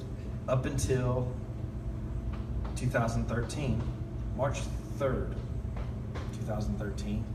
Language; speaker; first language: English; native; English